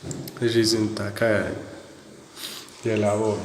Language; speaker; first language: Russian; non-native, learner; Tajik